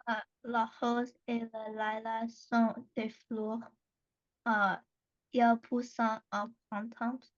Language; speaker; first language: French; non-native, learner; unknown